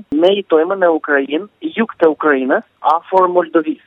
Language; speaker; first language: Albanian; early bilingual, heritage; Albanian